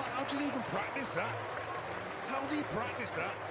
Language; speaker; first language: English; native; English